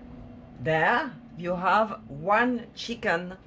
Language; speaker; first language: English; non-native, learner; French